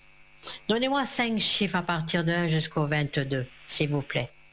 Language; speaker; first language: French; native; French